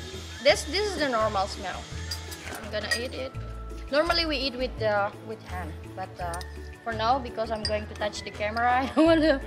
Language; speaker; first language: English; non-native, fluent; Indonesian